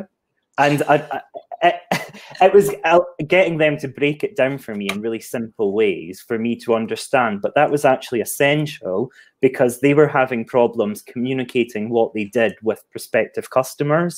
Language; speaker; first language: English; native; English